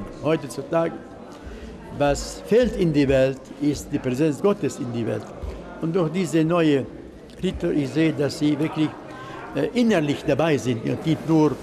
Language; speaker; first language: German; non-native, fluent; Arabic